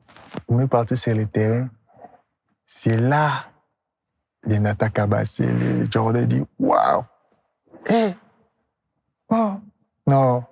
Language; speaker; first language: French; non-native, local second language; Lingala